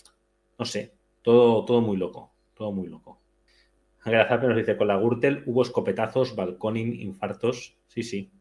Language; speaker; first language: Spanish; native; Spanish